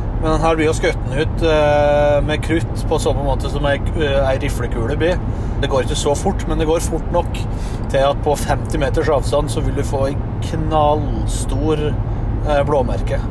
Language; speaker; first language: Norwegian; native; Norwegian